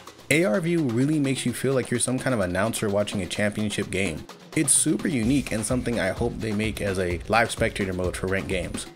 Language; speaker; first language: English; native; English